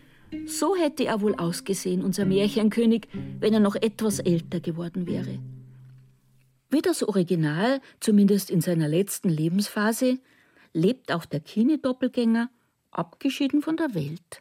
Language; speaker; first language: German; native; German